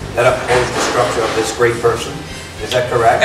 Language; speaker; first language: English; non-native, local second language; Punjabi